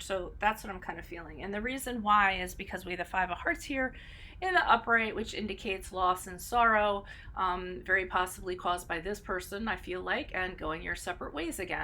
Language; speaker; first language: English; native; English